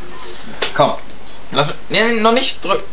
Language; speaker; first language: German; early bilingual, other home language; Turkish